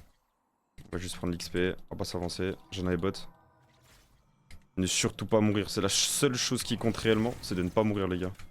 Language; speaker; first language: French; native; French